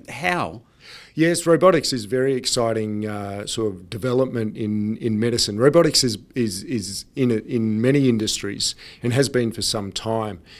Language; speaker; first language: English; native; English